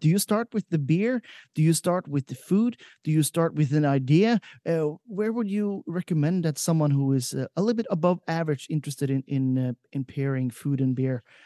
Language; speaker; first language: English; non-native, fluent; Norwegian